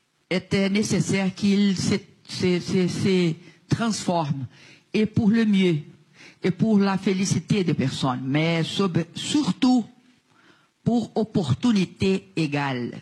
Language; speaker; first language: French; non-native, learner; Portuguese